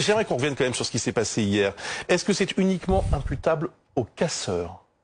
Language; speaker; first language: French; native; French